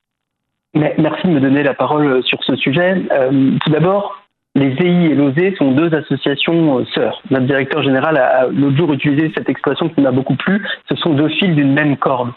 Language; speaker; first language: French; native; French